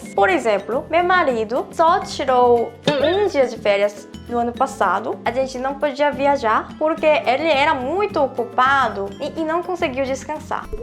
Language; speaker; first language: Portuguese; non-native, fluent; Korean